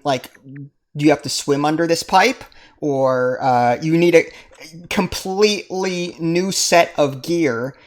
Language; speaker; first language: English; native; English